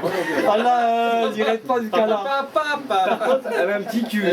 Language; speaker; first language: French; native; French